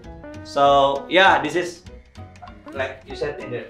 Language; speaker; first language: English; non-native, learner; Indonesian